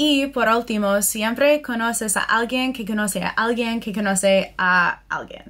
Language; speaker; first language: Spanish; non-native, fluent; English